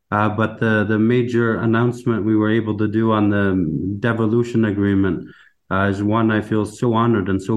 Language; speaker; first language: English; native; English